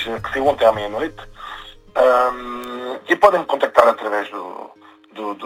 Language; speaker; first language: Portuguese; native; Portuguese